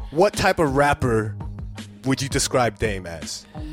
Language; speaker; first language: English; early bilingual, other home language; Chinese